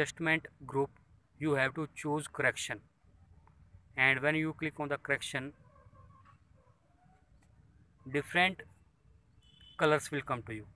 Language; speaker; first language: English; non-native, local second language; Hindi